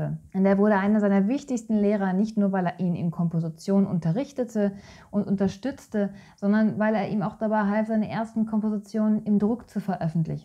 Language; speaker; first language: German; native; German